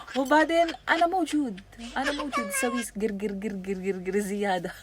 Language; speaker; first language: Arabic; non-native, learner; Filipino